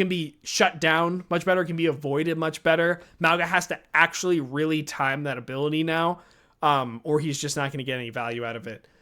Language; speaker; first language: English; native; English